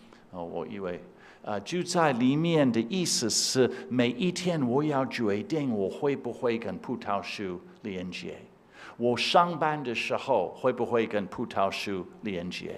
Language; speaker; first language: Chinese; non-native, fluent; English